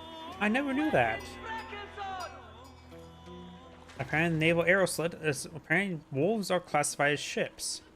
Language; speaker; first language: English; native; English